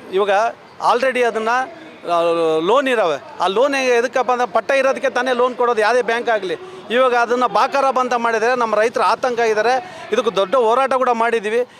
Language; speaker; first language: Kannada; native; Kannada